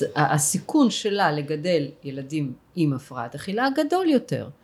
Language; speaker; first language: Hebrew; native; Hebrew